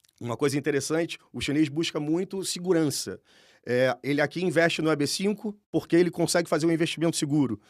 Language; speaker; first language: Portuguese; native; Portuguese